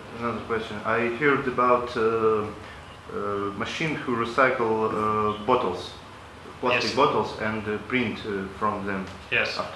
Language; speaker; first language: English; non-native, local second language; Latvian